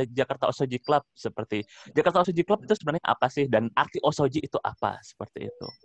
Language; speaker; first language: Indonesian; native; Indonesian